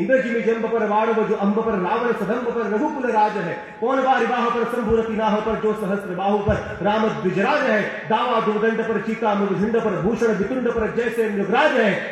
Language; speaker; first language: Hindi; non-native, local second language; Marathi